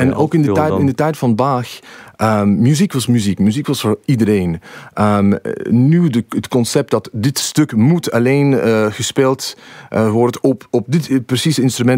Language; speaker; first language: Dutch; non-native, fluent; English